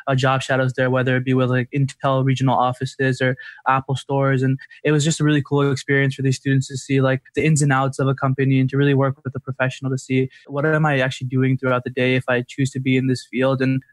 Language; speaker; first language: English; native; English